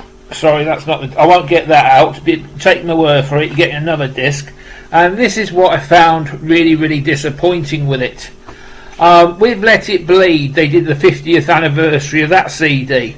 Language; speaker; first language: English; native; English